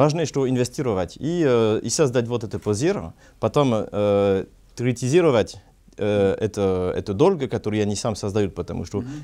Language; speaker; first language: Russian; non-native, learner; French